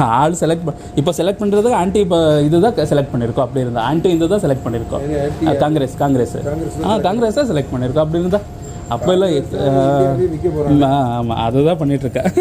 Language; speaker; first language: Tamil; non-native, learner; Kannada